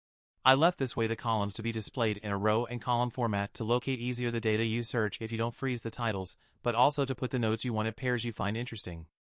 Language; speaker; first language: English; non-native, fluent; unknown